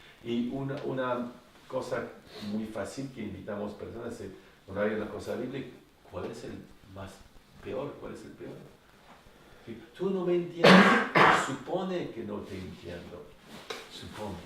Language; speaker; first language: Spanish; non-native, fluent; French